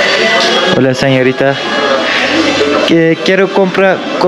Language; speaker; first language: Spanish; non-native, learner; Turkish